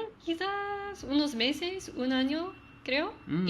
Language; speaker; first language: Spanish; non-native, learner; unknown